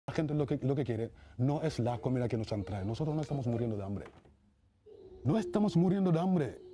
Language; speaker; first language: Spanish; non-native, fluent; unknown